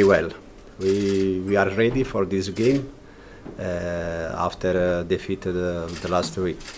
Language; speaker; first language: English; non-native, learner; Italian